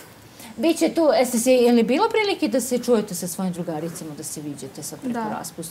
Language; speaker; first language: Serbian; native; Serbian